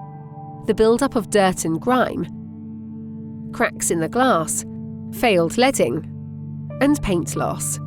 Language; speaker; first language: English; native; English